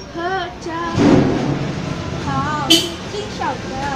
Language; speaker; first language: Chinese; non-native, learner; Indonesian